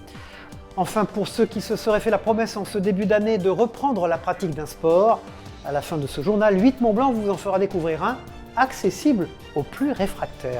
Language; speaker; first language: French; native; French